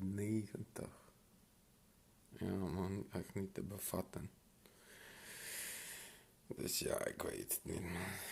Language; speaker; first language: Dutch; non-native, local second language; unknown